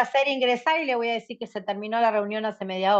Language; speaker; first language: Spanish; native; Spanish